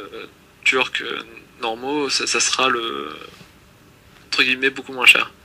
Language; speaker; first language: French; native; French